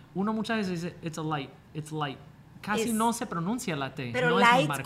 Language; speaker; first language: Spanish; non-native, fluent; English